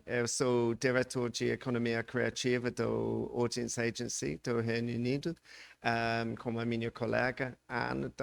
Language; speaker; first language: Portuguese; non-native, learner; English